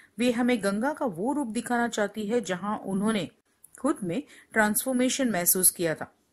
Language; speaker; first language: Hindi; non-native, local second language; Gujarati